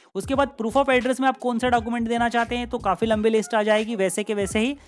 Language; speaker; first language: Hindi; native; Hindi